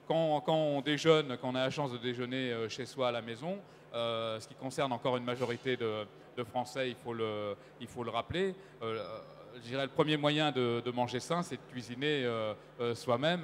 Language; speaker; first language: French; native; French